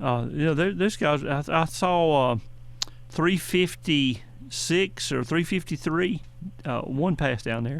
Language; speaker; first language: English; native; English